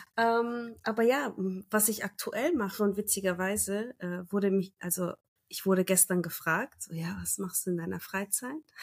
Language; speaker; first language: German; early bilingual, other home language; Turkish